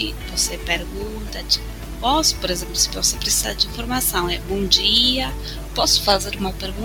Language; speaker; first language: Portuguese; non-native, fluent; Spanish